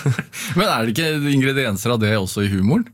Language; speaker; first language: Norwegian; native; Norwegian